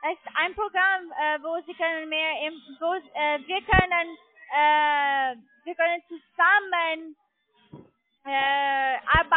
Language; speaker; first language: German; non-native, learner; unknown